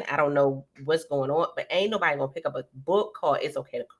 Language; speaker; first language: English; native; English